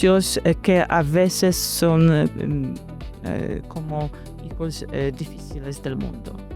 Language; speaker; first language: Spanish; non-native, fluent; Polish